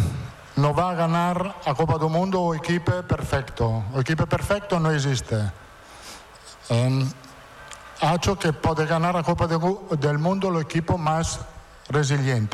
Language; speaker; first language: Portuguese; non-native, fluent; Italian